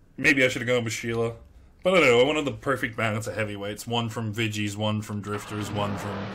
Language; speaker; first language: English; native; English